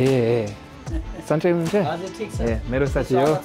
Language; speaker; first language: Nepali; non-native, fluent; French